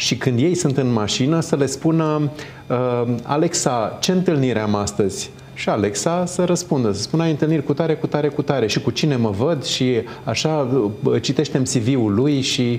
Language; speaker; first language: Romanian; native; Romanian